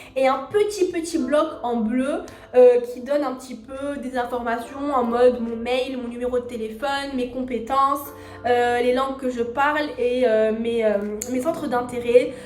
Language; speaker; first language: French; non-native, local second language; Arabic